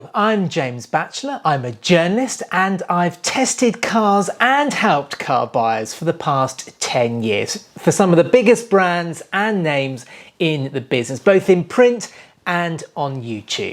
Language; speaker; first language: English; native; English